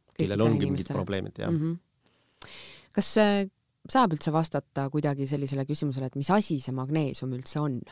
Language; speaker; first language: Estonian; non-native, local second language; Russian